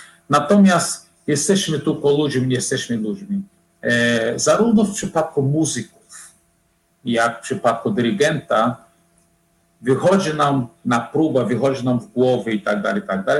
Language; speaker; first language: Polish; non-native, fluent; Portuguese